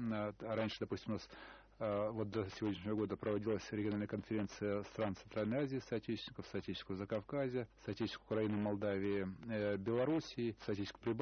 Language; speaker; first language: Russian; native; Russian